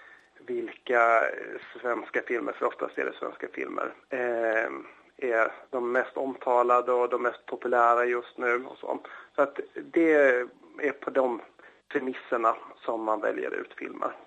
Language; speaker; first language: Swedish; native; Swedish